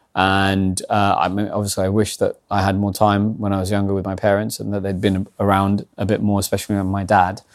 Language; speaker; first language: English; early bilingual, other home language; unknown